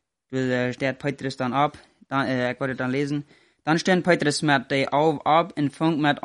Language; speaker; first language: German; non-native, learner; Plautdietsch